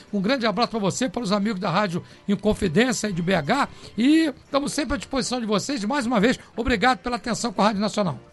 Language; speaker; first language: Portuguese; native; Portuguese